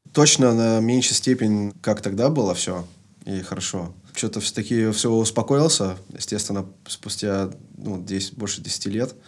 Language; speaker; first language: Russian; non-native, fluent; Dutch